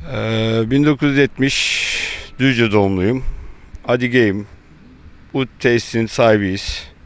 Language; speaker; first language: Turkish; native; Turkish